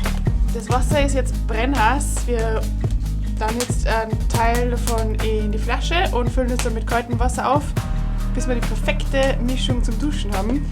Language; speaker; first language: German; native; German